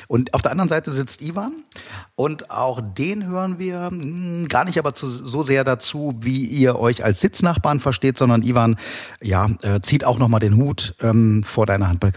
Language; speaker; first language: German; native; German